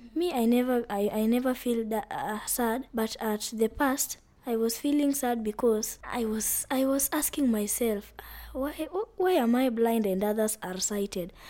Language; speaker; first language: English; non-native, local second language; Luyia